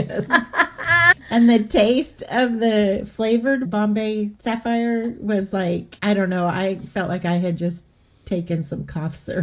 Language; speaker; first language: English; native; English